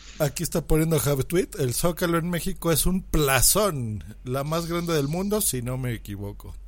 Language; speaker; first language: Spanish; native; Spanish